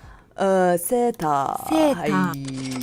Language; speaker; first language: Japanese; non-native, learner; English